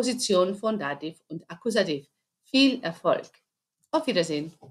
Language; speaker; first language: German; non-native, fluent; Spanish